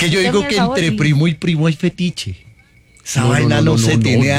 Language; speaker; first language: Spanish; native; Spanish